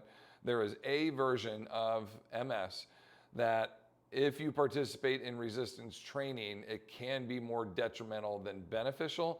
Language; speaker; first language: English; native; English